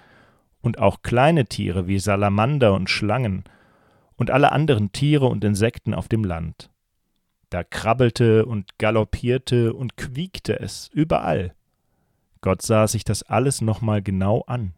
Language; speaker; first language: German; native; German